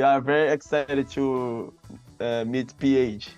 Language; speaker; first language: English; non-native, learner; Portuguese